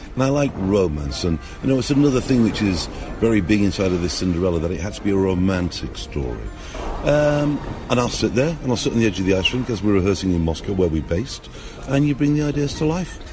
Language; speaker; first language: English; native; English